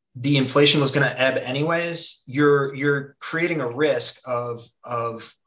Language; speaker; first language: English; native; English